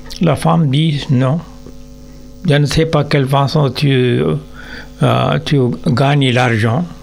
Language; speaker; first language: French; non-native, learner; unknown